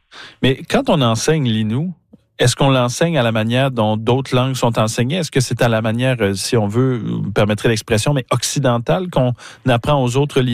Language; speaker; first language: French; native; French